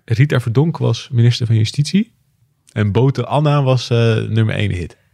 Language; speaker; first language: Dutch; native; Dutch